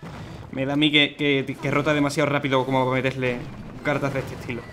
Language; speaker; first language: Spanish; native; Spanish